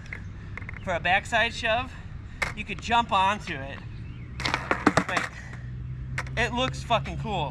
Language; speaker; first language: English; native; English